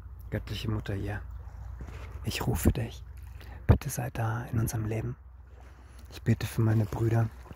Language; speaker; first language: German; native; German